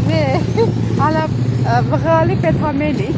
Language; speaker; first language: Greek; non-native, learner; Armenian